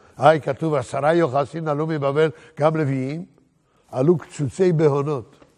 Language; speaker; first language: Hebrew; native; Hebrew